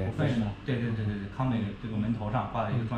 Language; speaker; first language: Chinese; native; Chinese